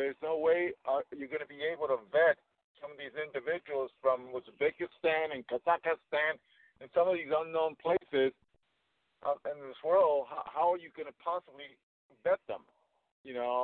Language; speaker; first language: English; native; English